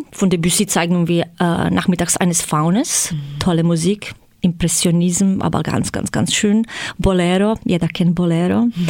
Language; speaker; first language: German; non-native, fluent; Croatian